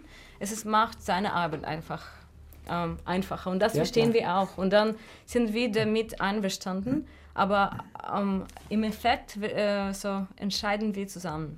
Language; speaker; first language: German; non-native, fluent; Russian